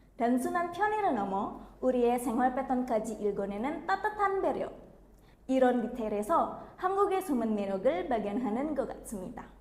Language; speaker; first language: Korean; non-native, fluent; Indonesian